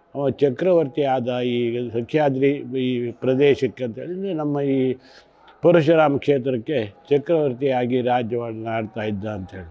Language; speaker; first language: Kannada; native; Kannada